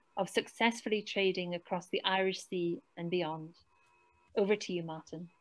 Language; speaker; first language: English; native; English